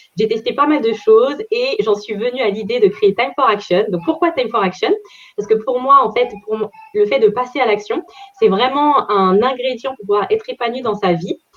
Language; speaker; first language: French; native; French